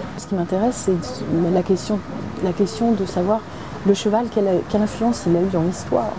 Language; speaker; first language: French; native; French